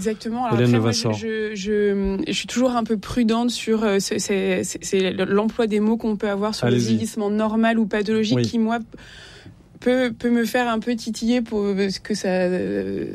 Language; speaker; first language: French; native; French